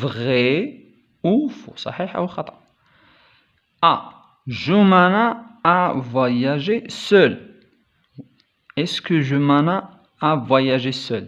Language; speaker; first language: French; non-native, local second language; Arabic